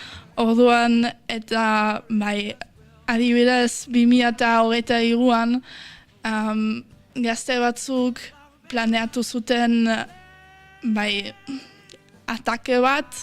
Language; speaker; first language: Basque; non-native, fluent; German